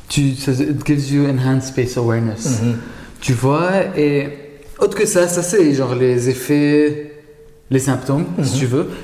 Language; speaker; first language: French; non-native, local second language; Arabic